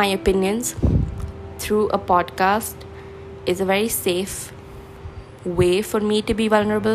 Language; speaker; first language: English; non-native, local second language; Hindi